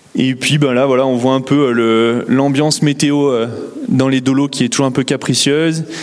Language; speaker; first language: French; native; French